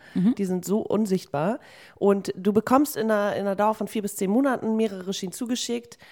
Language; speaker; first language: German; native; German